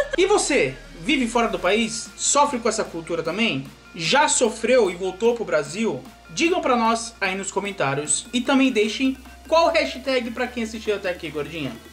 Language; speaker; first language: Portuguese; native; Portuguese